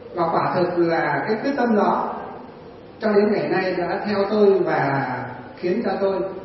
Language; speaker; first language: Vietnamese; non-native, local second language; Tày